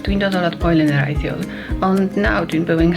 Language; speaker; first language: Welsh; non-native, learner; Polish